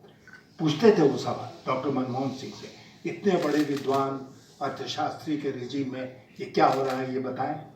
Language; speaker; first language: Hindi; native; Hindi